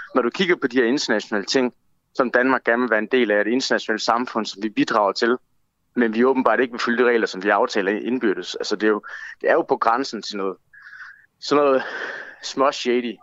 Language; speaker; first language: Danish; native; Danish